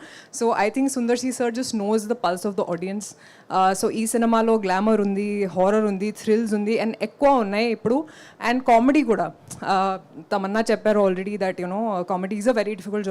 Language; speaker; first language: Telugu; non-native, local second language; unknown